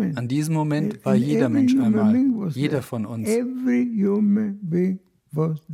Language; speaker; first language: German; non-native, fluent; Spanish